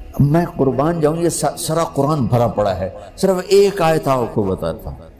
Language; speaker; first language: Urdu; non-native, local second language; Punjabi